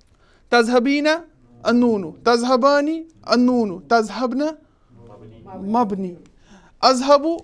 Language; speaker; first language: Arabic; non-native, fluent; Urdu